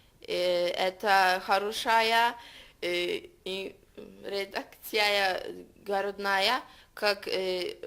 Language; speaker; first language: Russian; non-native, learner; Polish